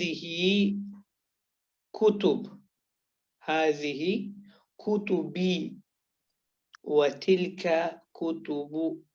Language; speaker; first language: Arabic; non-native, fluent; Urdu